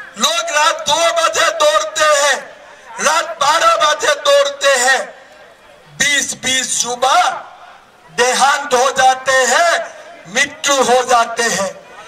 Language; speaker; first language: Hindi; non-native, local second language; Assamese